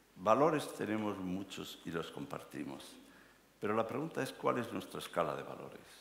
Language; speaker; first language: Spanish; native; Spanish